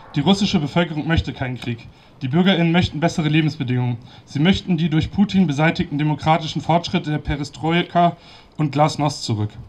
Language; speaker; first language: German; native; German